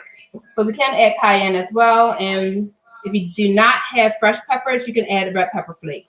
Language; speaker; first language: English; native; English